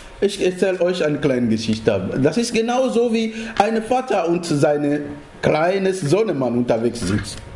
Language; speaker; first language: German; non-native, fluent; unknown